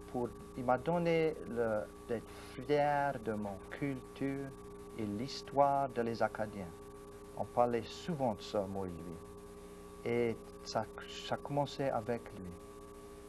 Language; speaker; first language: French; non-native, local second language; English